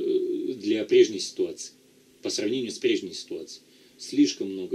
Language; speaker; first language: Russian; native; Russian